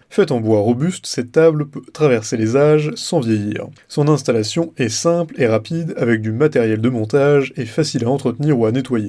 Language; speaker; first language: French; native; French